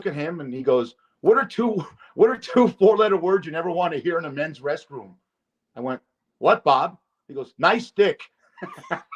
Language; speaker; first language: English; native; English